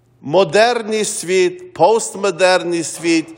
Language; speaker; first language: Ukrainian; early bilingual, heritage; Ukrainian